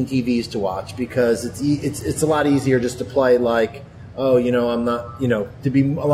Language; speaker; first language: English; native; English